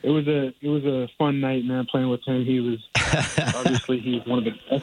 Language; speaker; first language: English; native; English